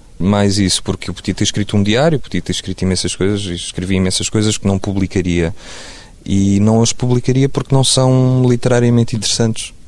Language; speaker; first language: Portuguese; early bilingual, other home language; French